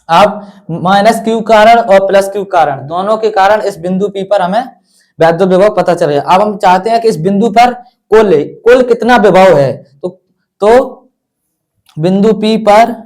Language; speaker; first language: Hindi; native; Hindi